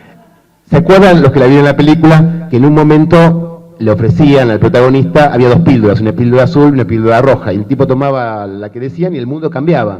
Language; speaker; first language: Spanish; native; Spanish